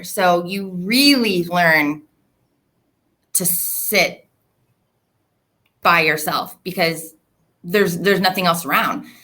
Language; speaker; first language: English; native; English